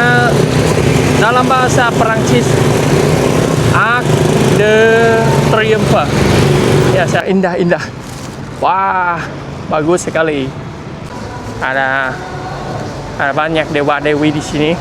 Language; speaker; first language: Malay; non-native, fluent; Vietnamese